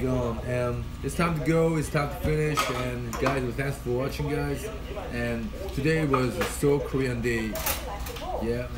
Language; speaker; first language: English; non-native, fluent; Korean